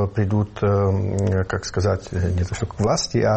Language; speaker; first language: Russian; non-native, fluent; Czech